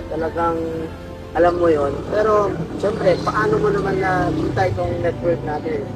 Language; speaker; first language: Filipino; native; Filipino